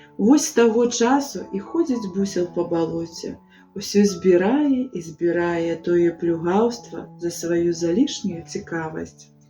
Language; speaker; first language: Belarusian; native; Belarusian